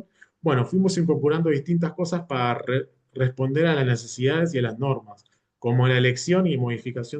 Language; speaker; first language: Spanish; native; Spanish